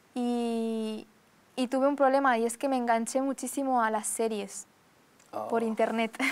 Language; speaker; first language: Spanish; early bilingual, other home language; Romanian